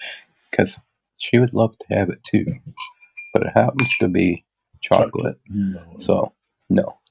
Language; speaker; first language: English; native; English